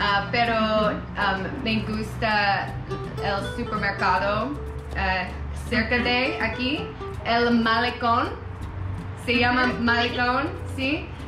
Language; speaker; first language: Spanish; non-native, learner; English